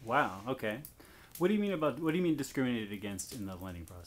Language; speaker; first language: English; native; English